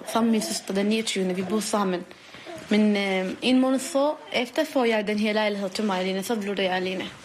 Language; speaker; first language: Danish; non-native, learner; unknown